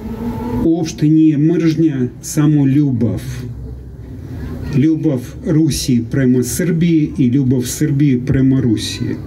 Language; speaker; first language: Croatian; non-native, fluent; Russian